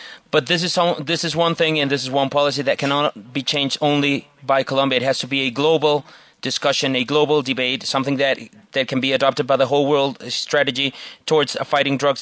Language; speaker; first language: English; non-native, fluent; Spanish